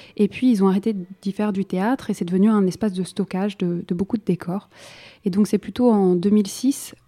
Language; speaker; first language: French; native; French